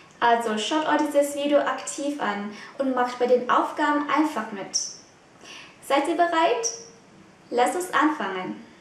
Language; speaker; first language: German; non-native, fluent; Vietnamese